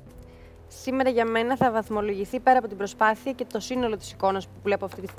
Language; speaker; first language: Greek; native; Greek